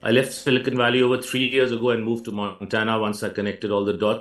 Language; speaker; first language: English; non-native, local second language; Hindi